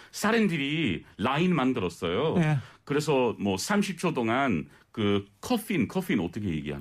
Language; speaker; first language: Korean; non-native, learner; English